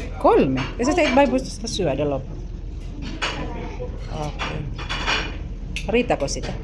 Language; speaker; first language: Finnish; non-native, learner; Bikol